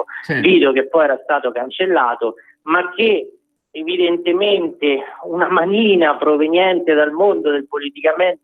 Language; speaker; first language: Italian; native; Italian